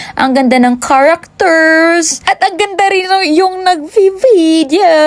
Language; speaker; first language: Filipino; non-native, local second language; Hiligaynon